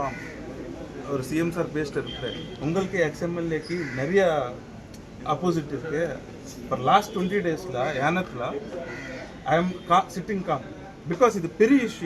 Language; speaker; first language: Tamil; non-native, local second language; Telugu